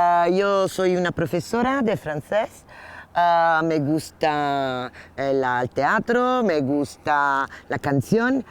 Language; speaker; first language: Spanish; non-native, learner; Italian